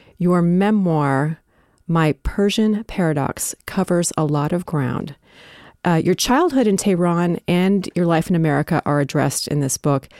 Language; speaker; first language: English; native; English